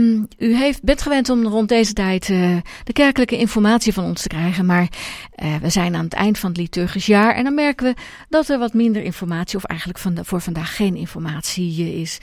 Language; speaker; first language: Dutch; native; Dutch